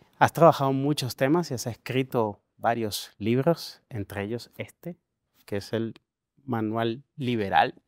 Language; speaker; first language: Spanish; native; Spanish